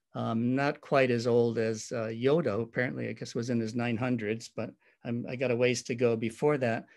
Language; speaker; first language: English; native; English